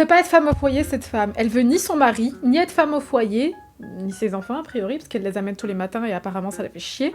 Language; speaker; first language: French; native; French